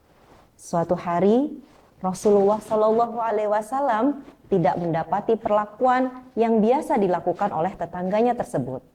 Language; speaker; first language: Indonesian; native; Indonesian